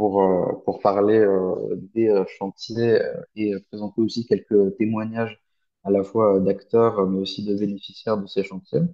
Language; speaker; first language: French; native; French